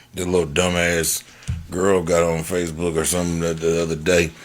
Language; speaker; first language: English; native; English